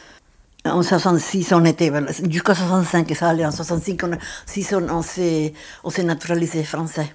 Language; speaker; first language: French; non-native, fluent; Spanish